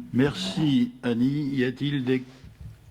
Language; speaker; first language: French; native; French